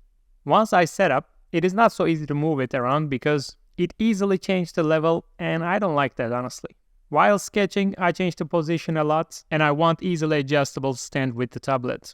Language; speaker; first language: English; non-native, fluent; Turkish